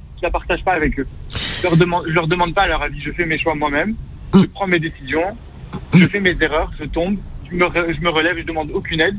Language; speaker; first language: French; non-native, fluent; Kurdish